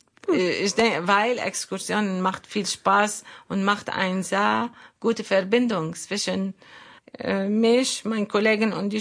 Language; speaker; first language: German; non-native, learner; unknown